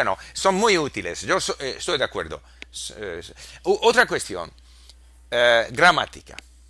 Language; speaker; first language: Spanish; non-native, fluent; English